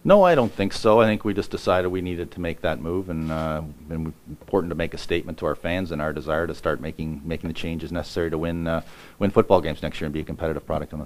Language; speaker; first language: English; native; English